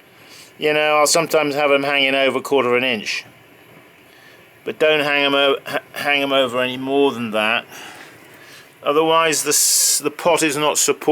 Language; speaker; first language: English; native; English